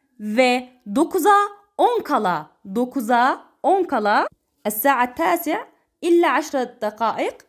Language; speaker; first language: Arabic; non-native, learner; Turkish